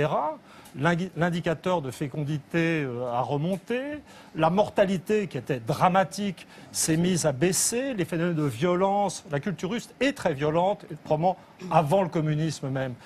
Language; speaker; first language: French; native; French